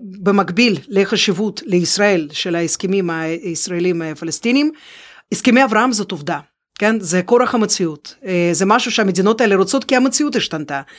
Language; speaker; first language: Hebrew; non-native, fluent; Russian